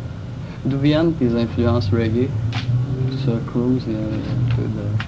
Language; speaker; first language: French; native; French